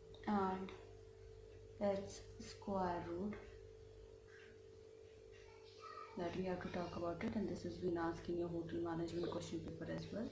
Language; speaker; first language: English; non-native, local second language; Hindi